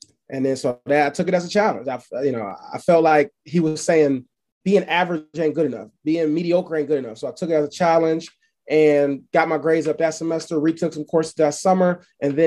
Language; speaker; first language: English; native; English